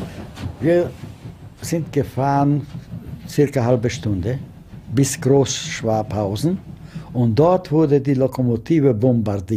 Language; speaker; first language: German; non-native, fluent; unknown